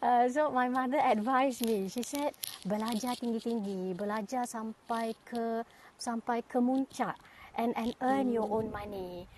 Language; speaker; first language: English; non-native, local second language; Malay